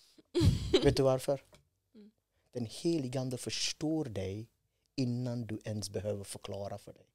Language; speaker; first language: Swedish; non-native, fluent; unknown